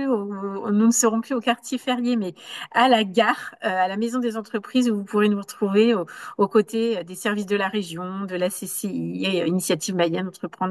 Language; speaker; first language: French; native; French